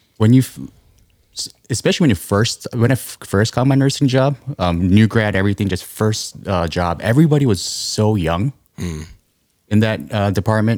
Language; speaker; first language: English; non-native, fluent; Korean